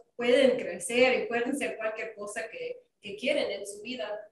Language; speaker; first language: Spanish; non-native, fluent; English